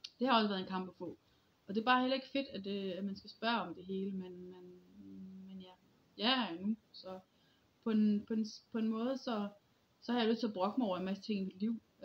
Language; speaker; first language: Danish; early bilingual, other home language; Polish